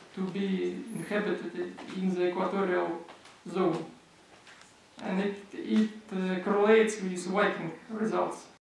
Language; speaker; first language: English; non-native, fluent; Russian